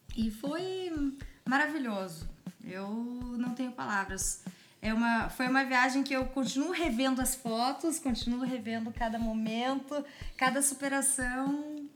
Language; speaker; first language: Portuguese; native; Portuguese